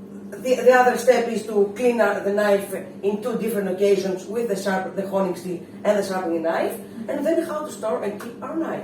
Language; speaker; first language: English; non-native, fluent; Greek